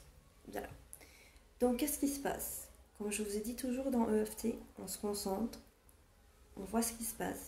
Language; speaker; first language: French; non-native, fluent; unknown